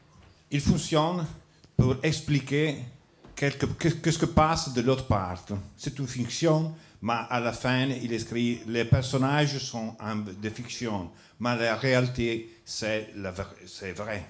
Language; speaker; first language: French; non-native, learner; Italian